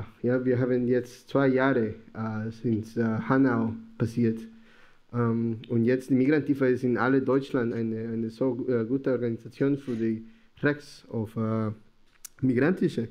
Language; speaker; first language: German; non-native, learner; Spanish